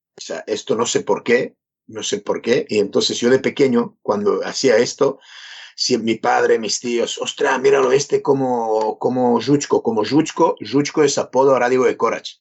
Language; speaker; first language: Spanish; non-native, fluent; Serbian